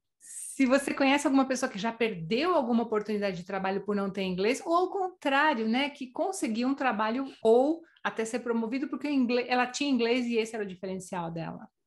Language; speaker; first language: Portuguese; native; Portuguese